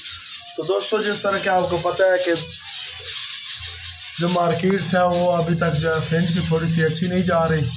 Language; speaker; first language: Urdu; non-native, local second language; Punjabi